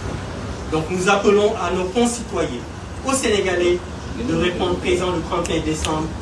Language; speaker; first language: French; non-native, local second language; Wolof